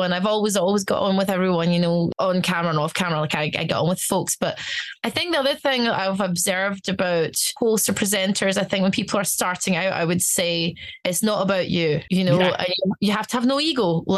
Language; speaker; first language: English; native; English